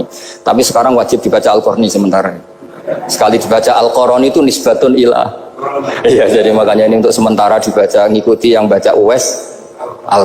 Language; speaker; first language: Indonesian; non-native, local second language; Javanese